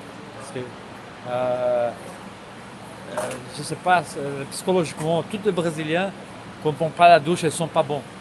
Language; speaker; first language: French; non-native, fluent; Portuguese